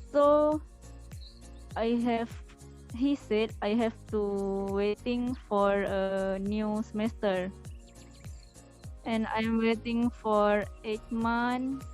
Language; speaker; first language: English; non-native, learner; Indonesian